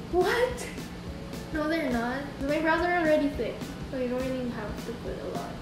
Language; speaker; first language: English; non-native, local second language; Filipino